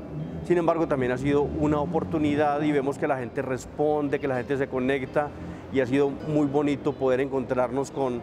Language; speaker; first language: Spanish; native; Spanish